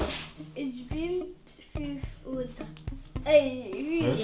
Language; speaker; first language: German; non-native, learner; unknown